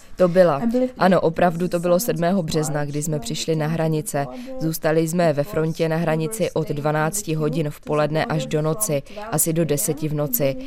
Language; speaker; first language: Czech; non-native, fluent; Ukrainian